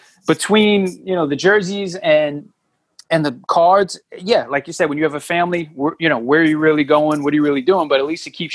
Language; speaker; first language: English; native; English